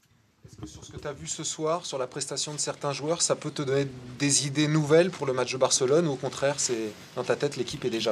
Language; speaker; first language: French; native; French